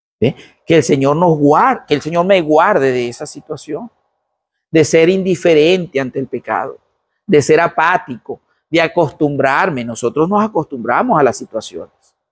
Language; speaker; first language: Spanish; native; Spanish